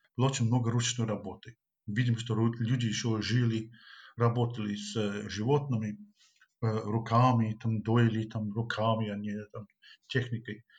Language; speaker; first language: Russian; non-native, fluent; English